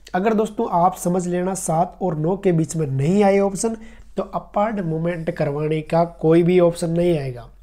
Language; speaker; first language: Hindi; native; Hindi